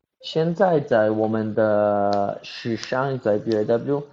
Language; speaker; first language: Chinese; non-native, learner; Portuguese